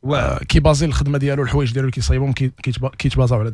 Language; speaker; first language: Arabic; native; Arabic